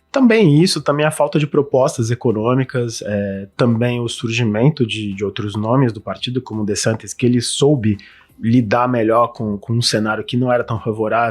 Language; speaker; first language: Portuguese; native; Portuguese